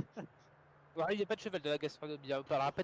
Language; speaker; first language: French; native; French